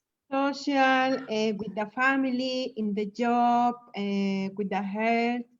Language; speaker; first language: English; non-native, learner; Spanish